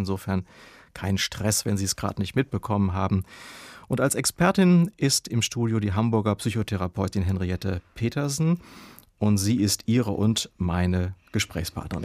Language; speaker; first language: German; native; German